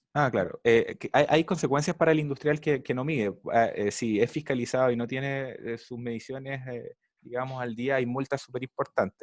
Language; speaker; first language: Spanish; native; Spanish